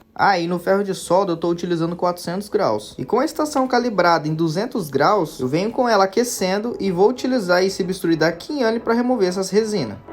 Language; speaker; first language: Portuguese; native; Portuguese